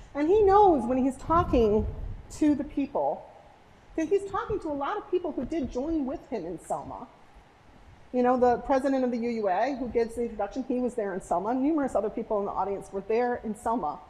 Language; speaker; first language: English; native; English